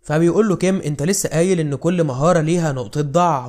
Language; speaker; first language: Arabic; native; Arabic